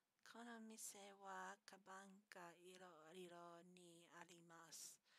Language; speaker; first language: Japanese; non-native, learner; English